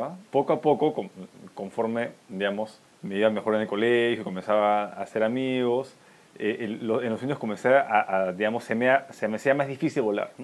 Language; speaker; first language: Spanish; native; Spanish